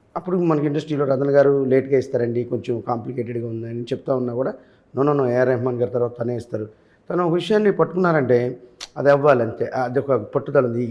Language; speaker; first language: Telugu; native; Telugu